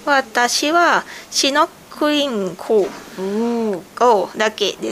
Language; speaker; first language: Japanese; non-native, learner; Thai